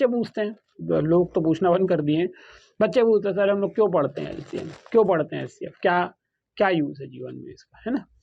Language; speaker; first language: Hindi; native; Hindi